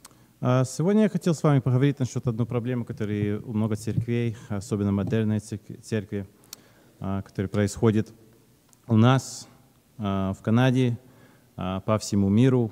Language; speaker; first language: Russian; early bilingual, heritage; Russian